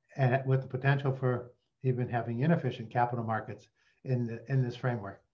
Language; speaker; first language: English; native; English